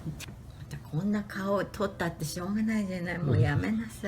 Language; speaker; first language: Japanese; native; Japanese